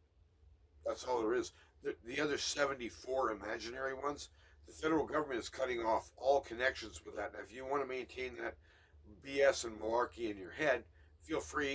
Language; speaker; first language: English; native; English